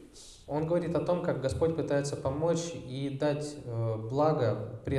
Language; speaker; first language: Russian; native; Russian